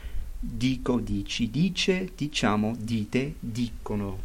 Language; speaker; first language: Italian; non-native, fluent; English